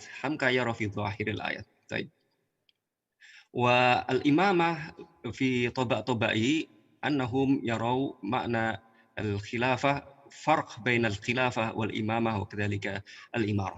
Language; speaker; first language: Arabic; non-native, fluent; Indonesian